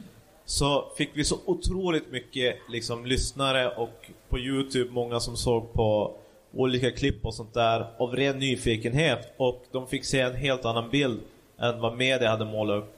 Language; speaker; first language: Swedish; native; Swedish